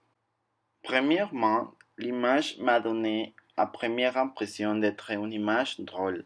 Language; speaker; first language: French; non-native, learner; Spanish